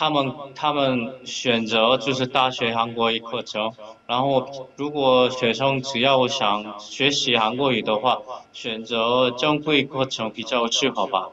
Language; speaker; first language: Chinese; non-native, fluent; Korean